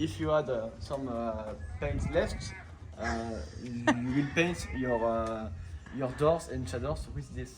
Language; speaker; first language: English; non-native, learner; French